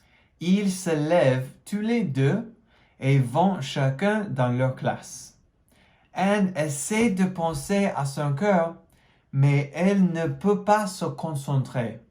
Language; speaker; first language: French; non-native, fluent; English